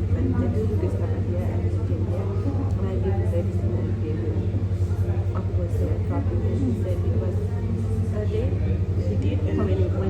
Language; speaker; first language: English; non-native, learner; Tibetan